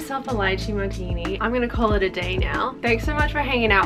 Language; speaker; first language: English; native; English